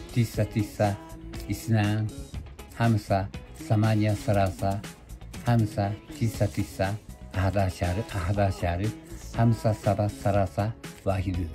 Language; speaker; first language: Arabic; non-native, learner; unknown